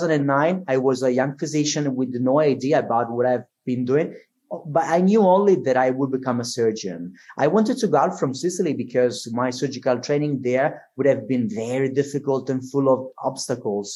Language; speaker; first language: English; non-native, fluent; Italian